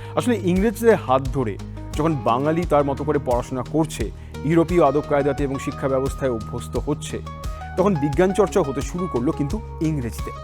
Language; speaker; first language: Bangla; native; Bangla